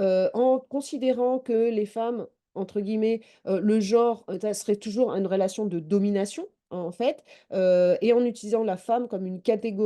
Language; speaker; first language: French; native; French